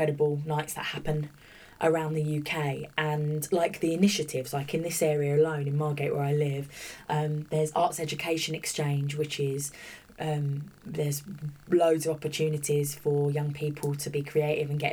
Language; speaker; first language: English; native; English